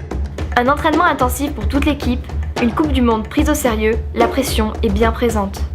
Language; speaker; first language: French; native; French